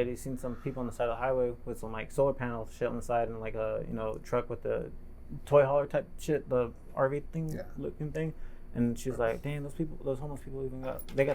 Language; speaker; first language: English; native; English